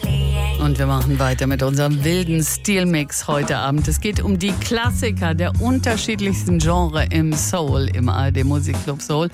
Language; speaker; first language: German; native; German